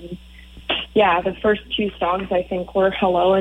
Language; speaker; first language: English; native; English